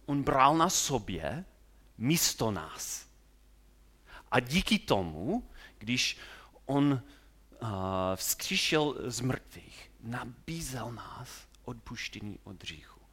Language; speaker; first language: Czech; non-native, fluent; English